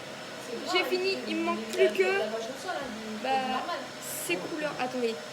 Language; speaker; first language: French; native; French